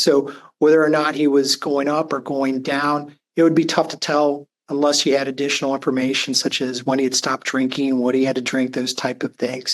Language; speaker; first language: English; native; English